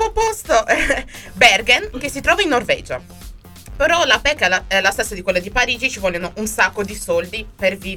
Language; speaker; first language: Italian; native; Italian